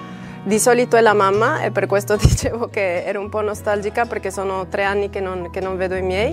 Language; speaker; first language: Italian; non-native, fluent; Spanish